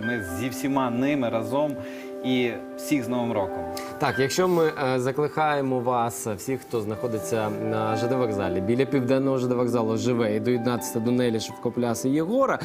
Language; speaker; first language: Ukrainian; native; Ukrainian